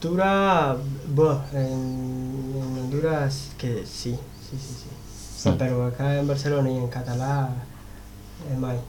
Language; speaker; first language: Catalan; non-native, learner; Spanish